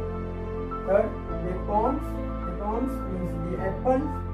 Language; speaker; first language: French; non-native, learner; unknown